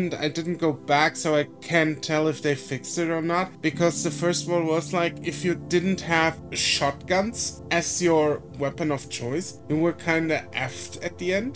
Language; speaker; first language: English; non-native, fluent; German